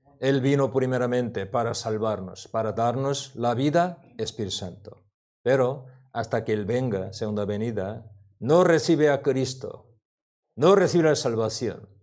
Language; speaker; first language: Spanish; non-native, learner; Korean